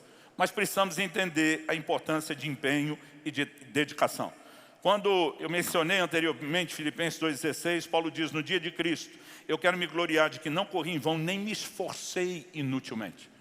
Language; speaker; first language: Portuguese; native; Portuguese